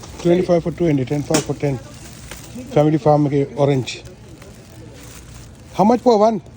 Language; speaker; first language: English; non-native, learner; Sinhala